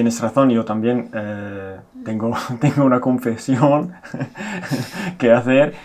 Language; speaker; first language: Spanish; non-native, fluent; Italian